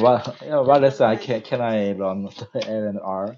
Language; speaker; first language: English; non-native, learner; Korean